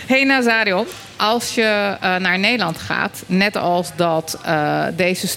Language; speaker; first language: Dutch; native; Dutch